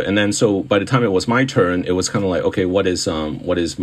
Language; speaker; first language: English; non-native, local second language; Cantonese